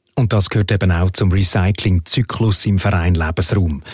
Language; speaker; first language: German; native; German